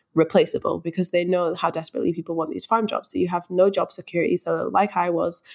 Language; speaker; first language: English; native; English